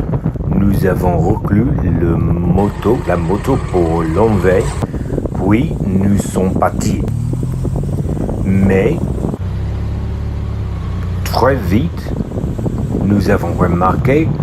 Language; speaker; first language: French; non-native, learner; English